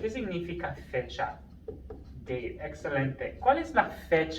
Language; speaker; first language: Spanish; non-native, fluent; English